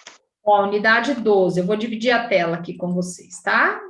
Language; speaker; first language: Portuguese; native; Portuguese